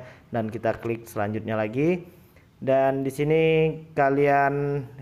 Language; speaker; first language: Indonesian; native; Indonesian